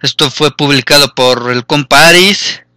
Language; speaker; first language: Spanish; native; Spanish